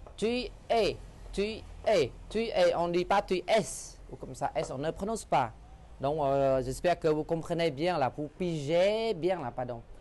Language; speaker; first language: French; non-native, fluent; Khmer